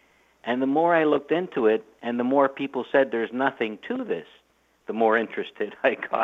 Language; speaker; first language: English; native; English